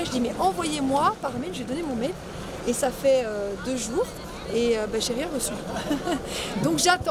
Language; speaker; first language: French; native; French